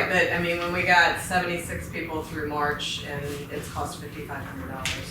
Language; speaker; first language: English; native; English